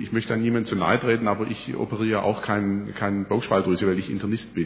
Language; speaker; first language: German; native; German